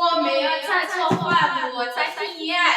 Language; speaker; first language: Chinese; non-native, learner; Indonesian